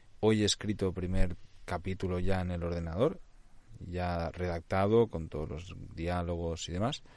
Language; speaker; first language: Spanish; non-native, local second language; Catalan